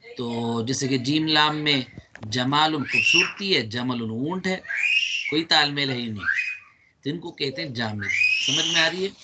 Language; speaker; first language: Urdu; native; Urdu